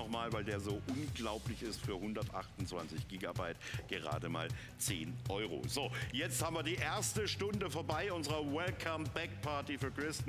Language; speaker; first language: German; native; German